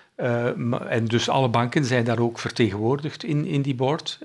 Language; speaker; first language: Dutch; native; Dutch